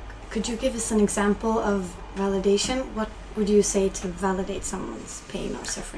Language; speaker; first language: English; non-native, fluent; Swedish